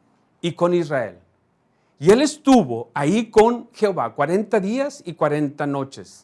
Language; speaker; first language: Spanish; native; Spanish